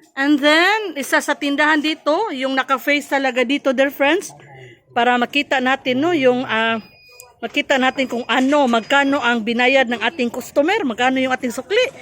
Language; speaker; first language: Filipino; non-native, local second language; Cebuano